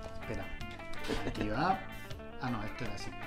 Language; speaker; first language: Spanish; native; Spanish